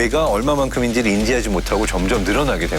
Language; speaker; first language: Korean; native; Korean